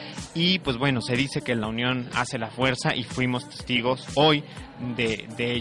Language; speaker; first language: Spanish; native; Spanish